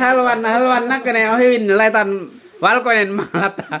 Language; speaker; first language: Finnish; non-native, learner; Vietnamese